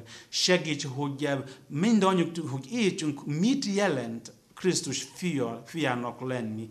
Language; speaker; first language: Hungarian; non-native, learner; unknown